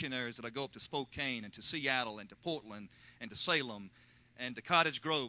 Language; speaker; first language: English; native; English